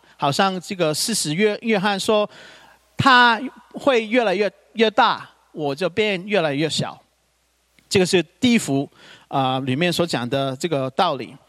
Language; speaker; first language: Chinese; non-native, local second language; Cantonese